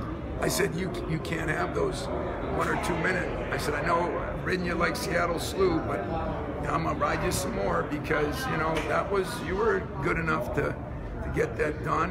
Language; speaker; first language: English; native; English